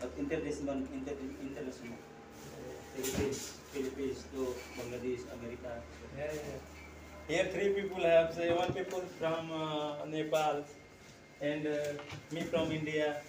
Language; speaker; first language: English; non-native, learner; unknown